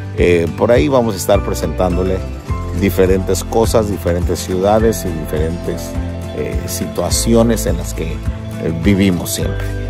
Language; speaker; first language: Spanish; native; Spanish